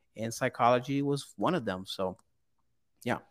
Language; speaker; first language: English; early bilingual, other home language; Portuguese